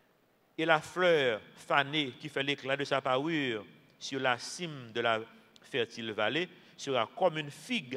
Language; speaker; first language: French; non-native, local second language; Haitian Creole